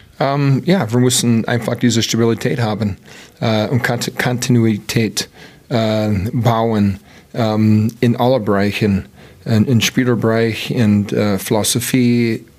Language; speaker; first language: German; non-native, learner; English